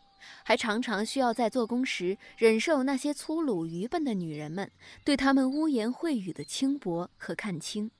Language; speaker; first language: Chinese; native; Chinese